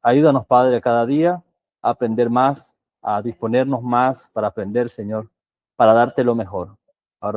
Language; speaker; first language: Spanish; native; Spanish